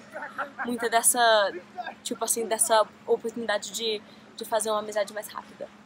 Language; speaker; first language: Portuguese; early bilingual, heritage; Portuguese